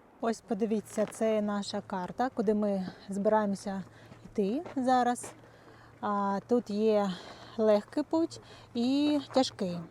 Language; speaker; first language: Ukrainian; non-native, local second language; Russian